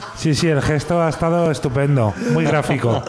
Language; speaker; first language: Spanish; native; Spanish